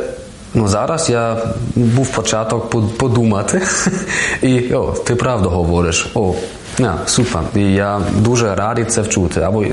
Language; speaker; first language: Ukrainian; non-native, learner; German